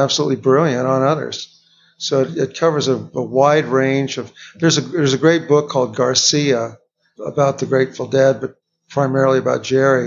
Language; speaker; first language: English; native; English